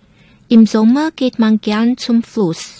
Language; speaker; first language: German; non-native, fluent; Chinese